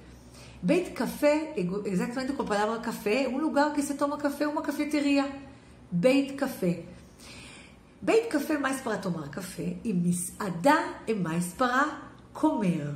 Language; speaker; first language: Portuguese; non-native, fluent; Hebrew